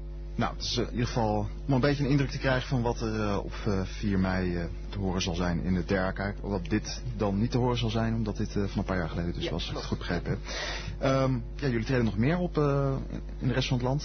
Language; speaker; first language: Dutch; native; Dutch